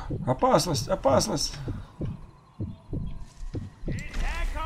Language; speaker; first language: Russian; native; Russian